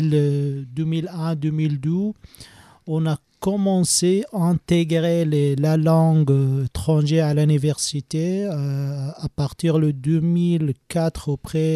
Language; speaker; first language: French; non-native, learner; Arabic